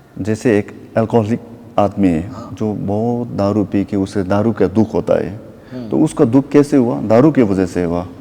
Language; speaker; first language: Hindi; non-native, local second language; Nepali